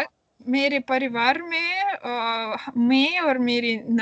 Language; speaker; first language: Hindi; non-native, learner; Russian